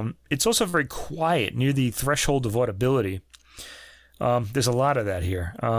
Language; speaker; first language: English; native; English